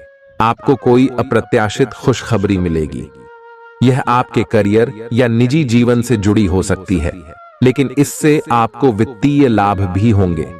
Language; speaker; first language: Hindi; native; Hindi